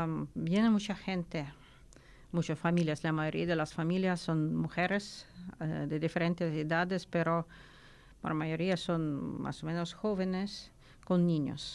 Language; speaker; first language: Spanish; non-native, learner; Ukrainian